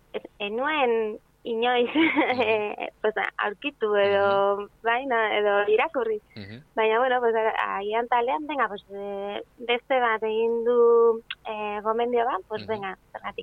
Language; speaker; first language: Basque; non-native, fluent; Spanish